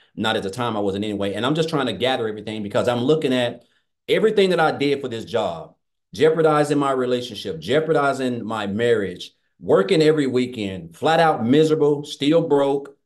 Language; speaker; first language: English; native; English